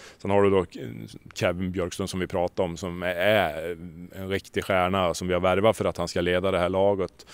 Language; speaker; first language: Swedish; native; Swedish